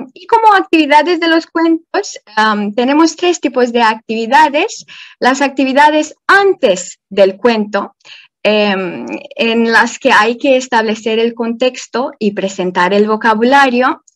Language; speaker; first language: Spanish; non-native, fluent; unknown